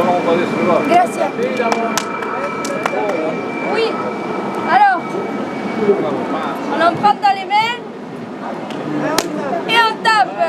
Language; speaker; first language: French; native; French